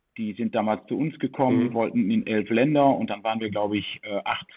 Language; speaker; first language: German; early bilingual, heritage; Dutch